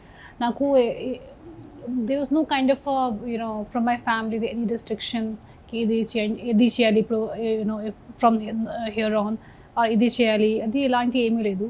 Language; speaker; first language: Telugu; non-native, local second language; Hindi